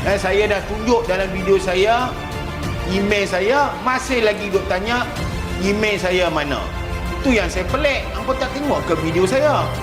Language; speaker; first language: Malay; native; Malay